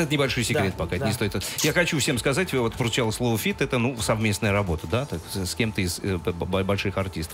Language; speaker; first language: Russian; native; Russian